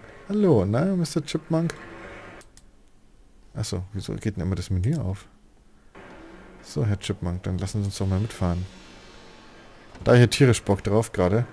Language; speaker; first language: German; native; German